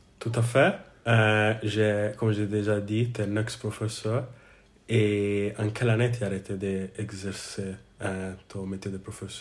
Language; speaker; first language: French; non-native, learner; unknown